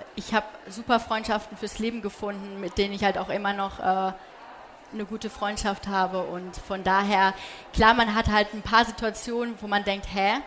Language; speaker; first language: German; early bilingual, other home language; Polish